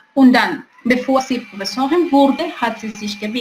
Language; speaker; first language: German; non-native, fluent; Spanish